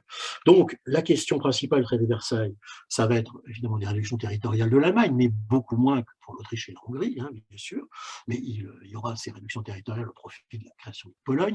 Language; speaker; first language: French; native; French